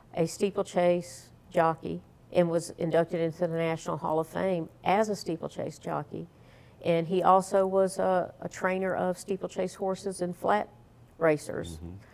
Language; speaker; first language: English; native; English